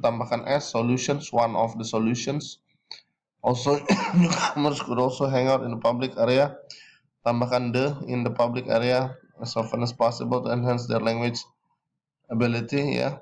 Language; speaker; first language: English; non-native, fluent; Indonesian